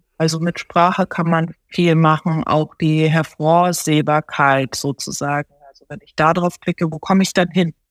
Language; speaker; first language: German; early bilingual, other home language; Japanese